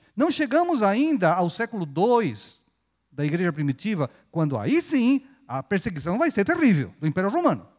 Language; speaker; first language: Portuguese; non-native, fluent; Spanish